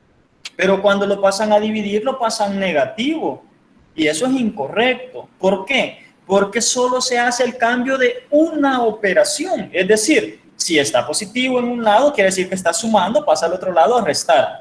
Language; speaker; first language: Spanish; native; Spanish